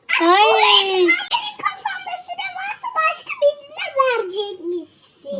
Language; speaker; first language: Turkish; native; Turkish